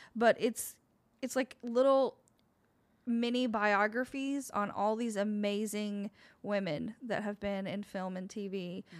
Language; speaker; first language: English; native; English